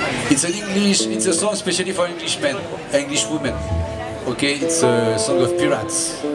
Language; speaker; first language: English; non-native, learner; French